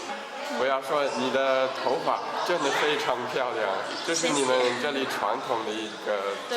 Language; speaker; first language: Chinese; early bilingual, heritage; Chinese